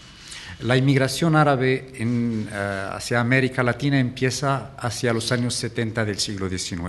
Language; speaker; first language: Spanish; non-native, fluent; Arabic